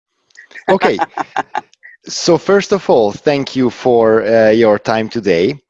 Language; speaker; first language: English; non-native, fluent; Hungarian